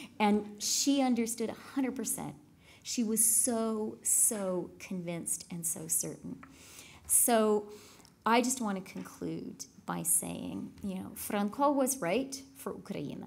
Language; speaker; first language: English; native; English